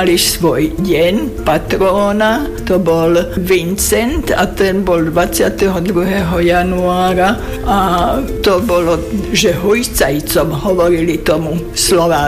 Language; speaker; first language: Slovak; non-native, local second language; German